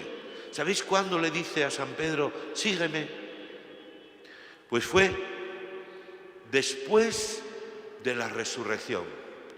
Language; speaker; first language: Spanish; native; Spanish